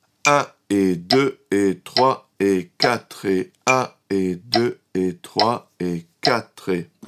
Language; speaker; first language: French; native; French